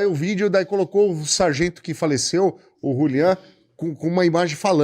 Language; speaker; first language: Portuguese; native; Portuguese